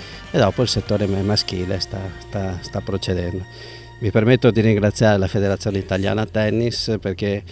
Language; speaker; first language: Italian; native; Italian